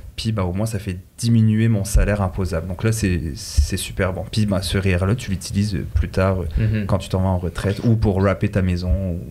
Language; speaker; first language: French; native; French